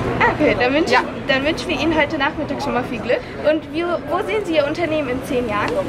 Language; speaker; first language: German; native; German